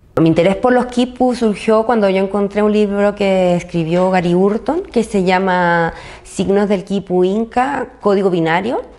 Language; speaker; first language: Spanish; native; Spanish